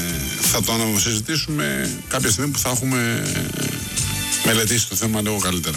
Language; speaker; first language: Greek; native; Greek